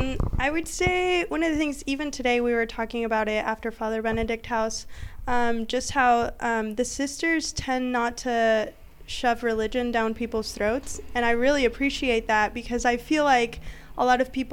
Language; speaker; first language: English; native; English